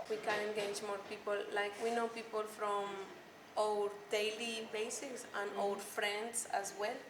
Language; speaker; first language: English; non-native, fluent; Spanish